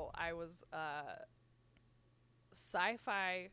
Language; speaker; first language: English; native; English